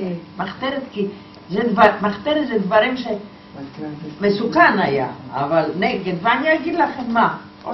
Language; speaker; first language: Hebrew; non-native, fluent; Polish